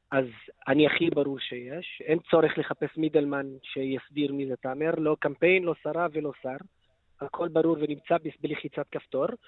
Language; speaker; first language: Hebrew; non-native, local second language; Arabic